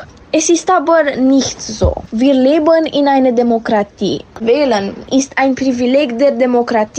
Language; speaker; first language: German; non-native, local second language; Romanian